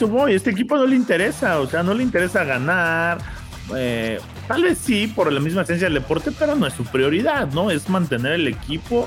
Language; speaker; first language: Spanish; native; Spanish